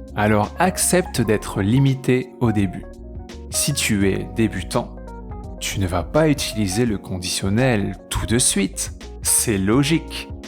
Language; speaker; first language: French; native; French